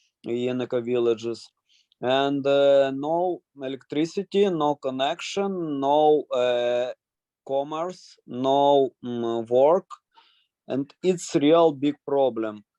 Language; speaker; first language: English; non-native, learner; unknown